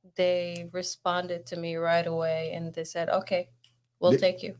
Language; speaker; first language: English; non-native, fluent; Arabic